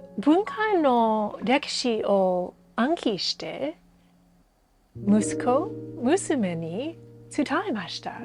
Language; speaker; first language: Japanese; non-native, learner; English